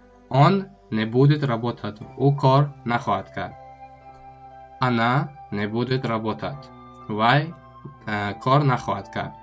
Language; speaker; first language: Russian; non-native, local second language; Tajik